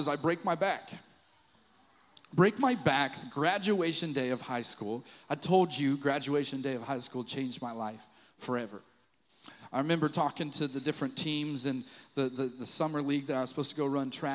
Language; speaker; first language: English; native; English